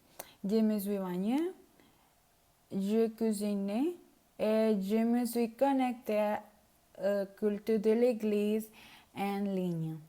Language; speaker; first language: French; non-native, learner; Spanish